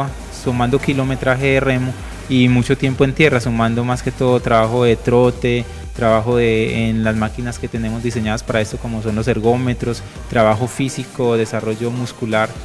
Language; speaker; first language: Spanish; native; Spanish